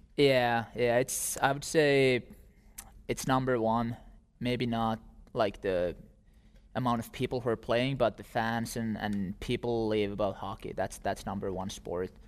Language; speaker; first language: English; non-native, fluent; Finnish